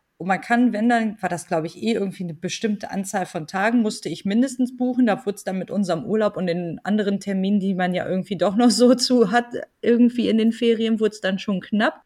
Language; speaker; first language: German; native; German